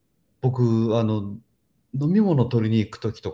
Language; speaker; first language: Japanese; native; Japanese